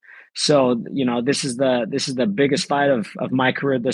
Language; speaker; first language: English; native; English